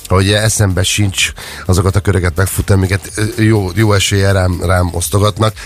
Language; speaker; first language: Hungarian; native; Hungarian